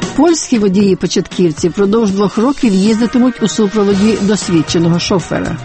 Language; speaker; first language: Ukrainian; native; Ukrainian